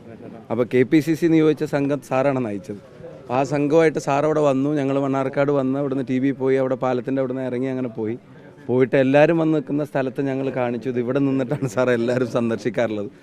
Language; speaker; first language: Malayalam; native; Malayalam